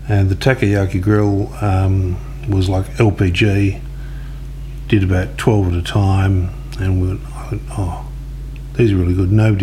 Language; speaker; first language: English; native; English